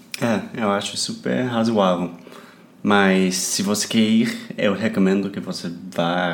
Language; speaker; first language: Portuguese; non-native, fluent; English